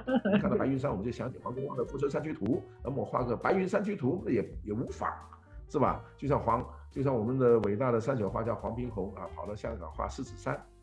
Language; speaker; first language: Chinese; non-native, local second language; Cantonese